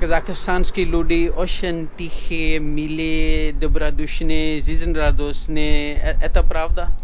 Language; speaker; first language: Russian; non-native, learner; Urdu